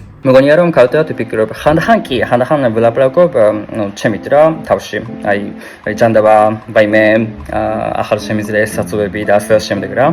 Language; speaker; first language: Georgian; non-native, fluent; Japanese